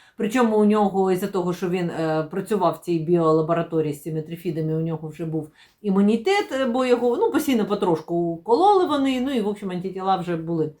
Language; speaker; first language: Ukrainian; non-native, local second language; Russian